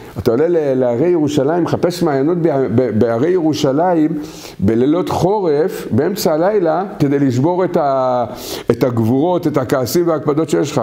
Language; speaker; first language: Hebrew; native; Hebrew